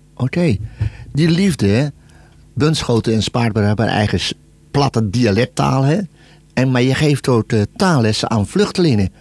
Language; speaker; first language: Dutch; native; Dutch